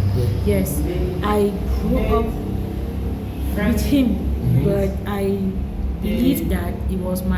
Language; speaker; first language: English; non-native, learner; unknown